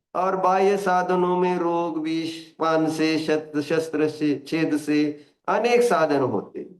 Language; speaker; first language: Hindi; non-native, local second language; Marathi